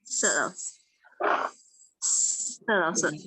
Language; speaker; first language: Chinese; non-native, learner; Indonesian